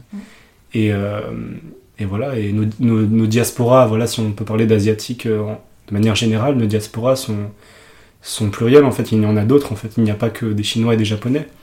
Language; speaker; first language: French; early bilingual, other home language; Urdu